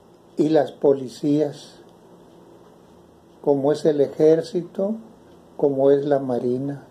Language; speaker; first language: Spanish; native; Spanish